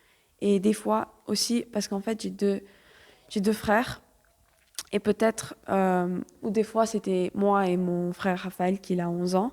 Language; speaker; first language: French; early bilingual, heritage; French